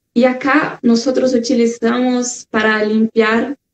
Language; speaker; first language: Spanish; non-native, fluent; Portuguese